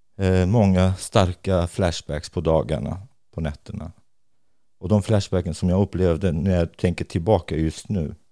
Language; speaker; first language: Swedish; non-native, fluent; Kurdish